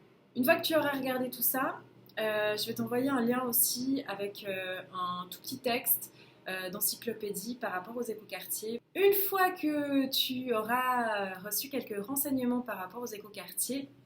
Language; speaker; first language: French; native; French